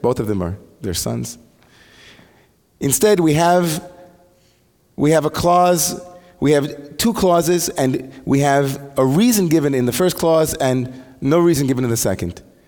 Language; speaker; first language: English; native; English